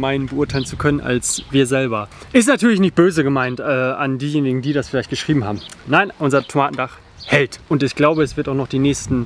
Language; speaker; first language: German; native; German